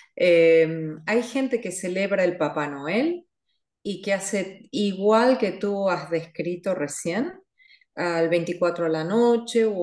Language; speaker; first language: Spanish; native; Spanish